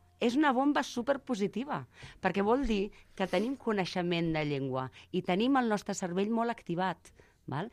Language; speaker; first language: Catalan; native; Catalan